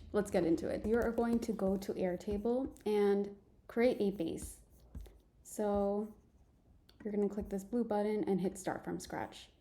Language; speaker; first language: English; native; English